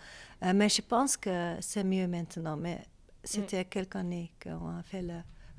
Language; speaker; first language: French; non-native, learner; Dutch